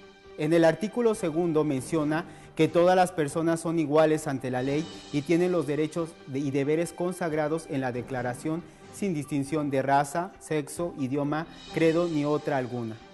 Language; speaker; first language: Spanish; native; Spanish